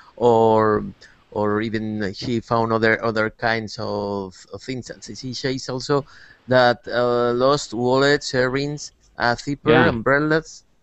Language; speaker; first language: English; non-native, learner; Spanish